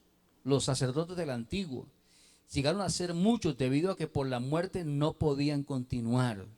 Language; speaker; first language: Spanish; native; Spanish